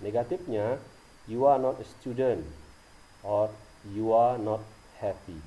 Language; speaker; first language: English; non-native, learner; Indonesian